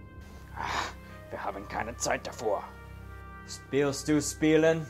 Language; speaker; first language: German; non-native, learner; English